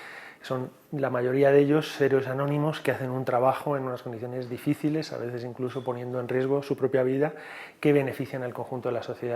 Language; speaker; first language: Spanish; native; Spanish